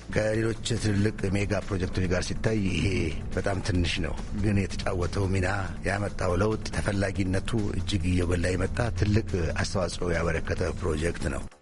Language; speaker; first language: Amharic; native; Amharic